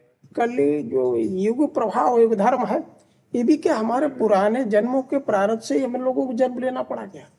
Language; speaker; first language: Hindi; native; Hindi